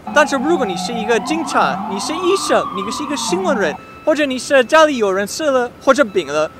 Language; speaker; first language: Chinese; non-native, fluent; English